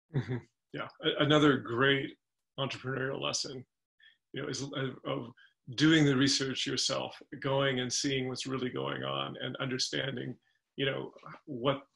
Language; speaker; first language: English; native; English